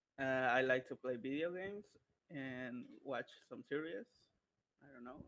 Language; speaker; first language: English; non-native, learner; Spanish